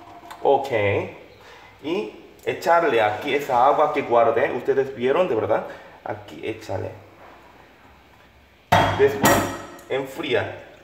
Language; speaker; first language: Spanish; non-native, learner; Korean